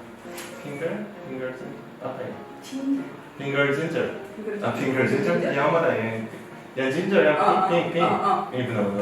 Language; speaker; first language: Indonesian; non-native, learner; Korean